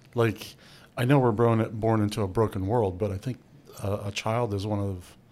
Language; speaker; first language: English; native; English